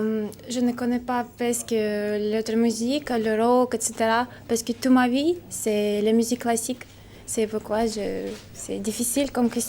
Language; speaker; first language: French; non-native, learner; Russian